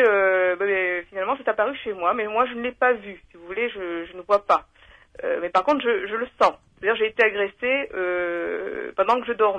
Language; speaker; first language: French; native; French